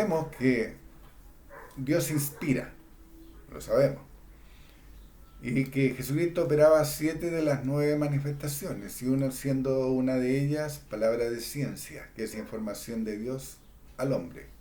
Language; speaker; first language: Spanish; native; Spanish